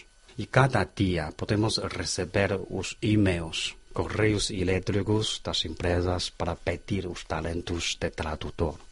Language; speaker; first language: Portuguese; non-native, fluent; Chinese